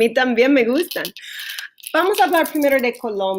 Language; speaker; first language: Spanish; early bilingual, other home language; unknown